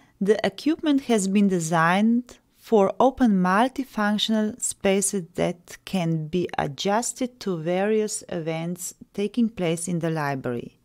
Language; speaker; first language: English; non-native, fluent; Slovenian